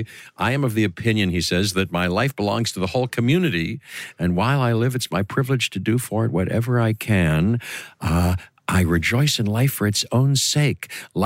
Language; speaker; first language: English; native; English